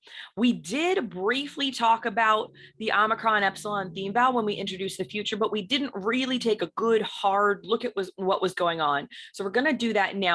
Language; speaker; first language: English; native; English